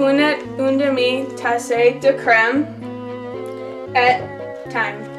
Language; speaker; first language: French; non-native, learner; English